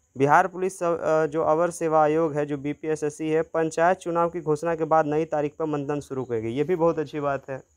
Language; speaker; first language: Hindi; native; Hindi